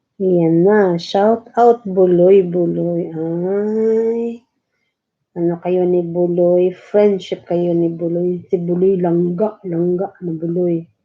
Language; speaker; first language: Filipino; non-native, local second language; Cebuano